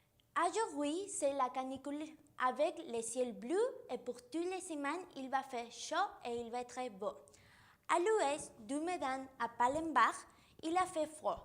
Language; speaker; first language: French; non-native, learner; Spanish